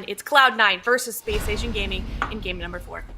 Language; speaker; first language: English; native; English